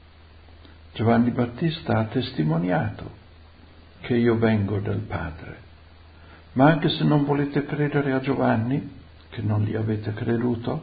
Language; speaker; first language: Italian; native; Italian